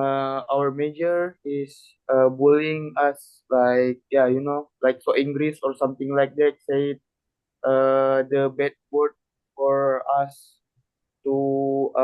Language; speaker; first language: English; non-native, learner; Indonesian